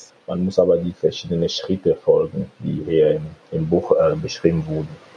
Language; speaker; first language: German; non-native, fluent; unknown